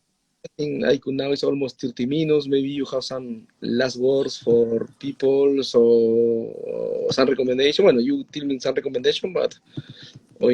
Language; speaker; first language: English; non-native, learner; Spanish